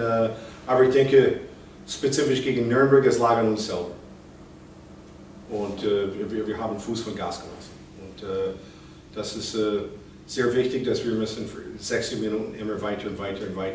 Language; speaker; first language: German; non-native, fluent; English